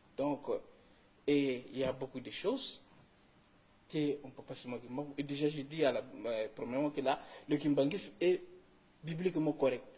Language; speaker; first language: French; non-native, local second language; Kongo